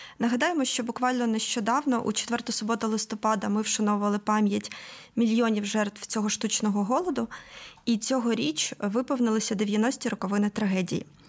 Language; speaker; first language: Ukrainian; native; Ukrainian